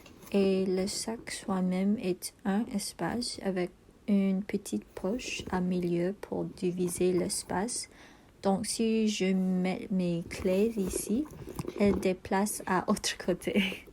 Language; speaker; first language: French; non-native, learner; English